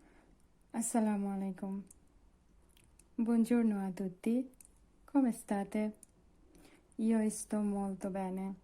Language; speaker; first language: Italian; non-native, learner; Bangla